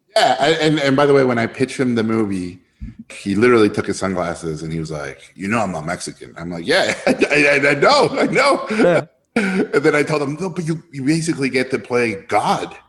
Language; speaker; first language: English; non-native, fluent; Spanish